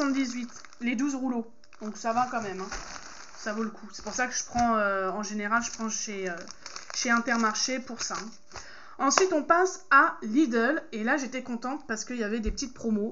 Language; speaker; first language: French; native; French